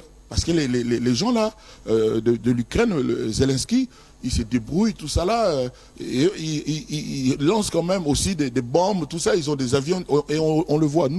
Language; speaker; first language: French; non-native, local second language; Lingala